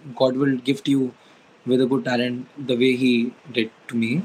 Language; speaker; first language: English; non-native, local second language; Hindi